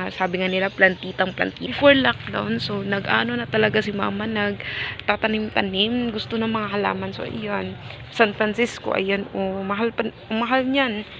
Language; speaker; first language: Filipino; non-native, local second language; Cebuano